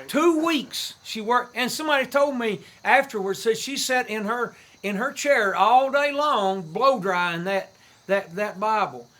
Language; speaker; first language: English; native; English